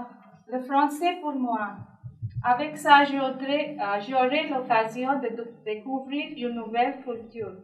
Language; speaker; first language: French; non-native, learner; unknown